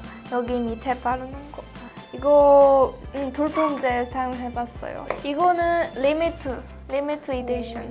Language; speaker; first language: Korean; non-native, fluent; Chinese